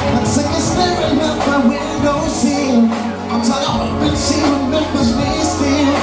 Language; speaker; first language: English; native; English